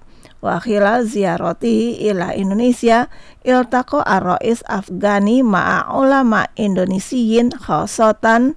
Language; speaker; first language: Arabic; non-native, fluent; Indonesian